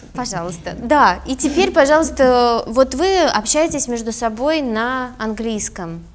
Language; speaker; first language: Russian; native; Russian